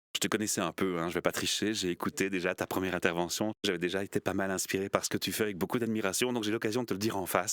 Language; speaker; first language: French; native; French